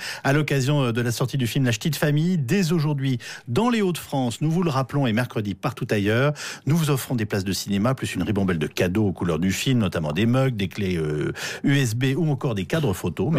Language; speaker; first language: French; native; French